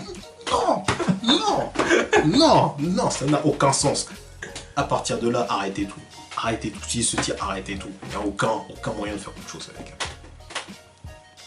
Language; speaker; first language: French; native; French